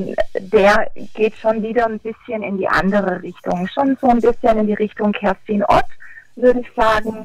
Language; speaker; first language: German; native; German